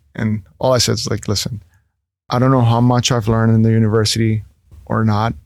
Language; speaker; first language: English; non-native, fluent; Spanish